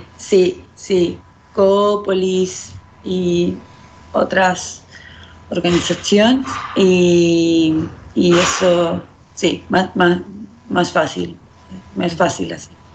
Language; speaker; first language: Catalan; non-native, learner; Spanish